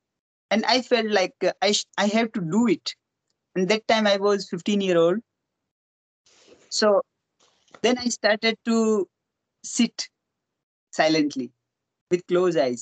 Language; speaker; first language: English; non-native, local second language; Hindi